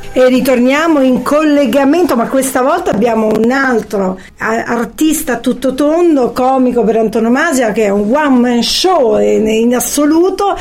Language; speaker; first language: Italian; native; Italian